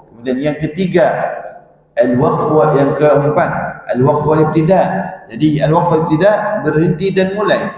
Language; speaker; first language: Malay; non-native, fluent; Arabic